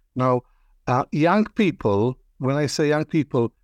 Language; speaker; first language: English; non-native, fluent; Arabic